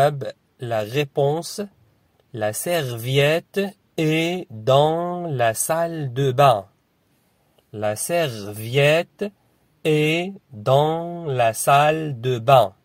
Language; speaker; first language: French; non-native, fluent; Arabic